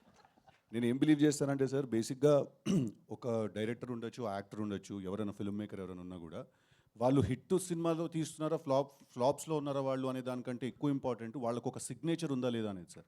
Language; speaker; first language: Telugu; native; Telugu